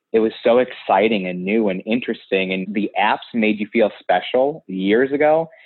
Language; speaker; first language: English; native; English